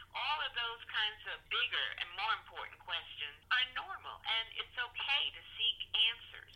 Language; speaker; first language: English; native; English